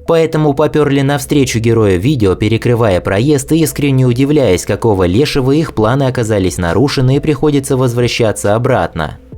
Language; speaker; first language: Russian; native; Russian